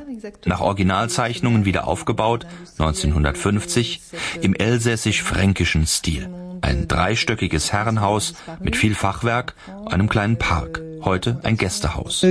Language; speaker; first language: German; native; German